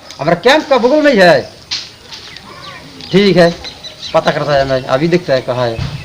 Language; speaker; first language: Hindi; non-native, local second language; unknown